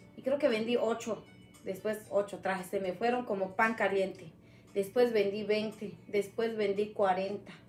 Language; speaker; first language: Spanish; non-native, local second language; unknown